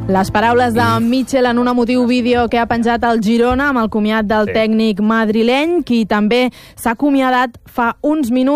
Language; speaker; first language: Catalan; native; Catalan